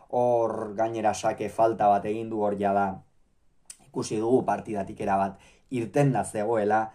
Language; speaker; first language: Basque; native; Basque